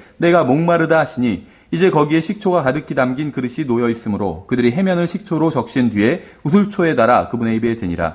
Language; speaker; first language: Korean; native; Korean